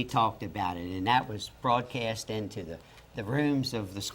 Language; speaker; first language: English; native; English